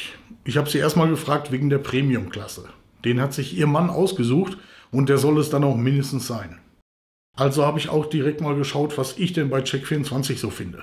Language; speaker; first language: German; native; German